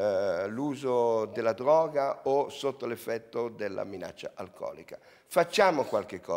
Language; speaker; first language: Italian; native; Italian